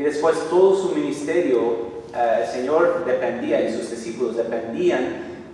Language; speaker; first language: Spanish; non-native, fluent; English